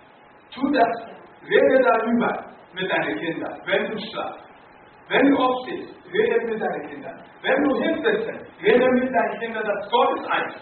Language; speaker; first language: German; non-native, fluent; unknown